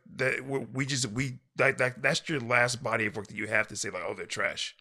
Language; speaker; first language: English; early bilingual, other home language; Yoruba